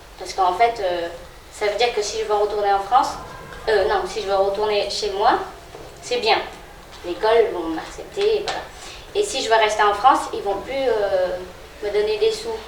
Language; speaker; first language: French; non-native, fluent; Khmer